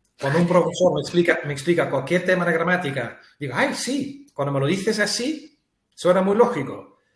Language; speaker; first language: Spanish; non-native, fluent; Dutch